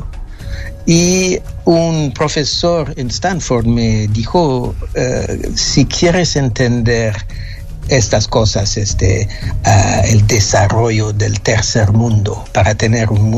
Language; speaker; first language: Spanish; non-native, fluent; French